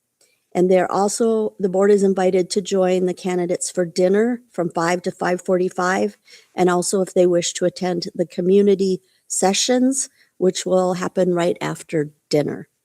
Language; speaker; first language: English; native; English